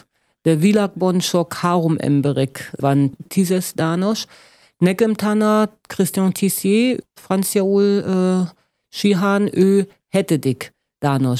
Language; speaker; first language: Hungarian; non-native, learner; German